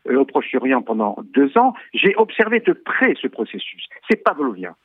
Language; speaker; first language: French; native; French